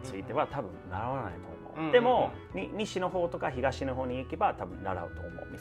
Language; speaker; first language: Japanese; non-native, fluent; English